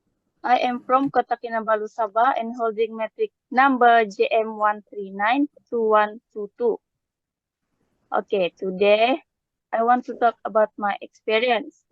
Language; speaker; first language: English; non-native, learner; Malay